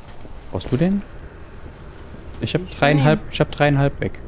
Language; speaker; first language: German; native; German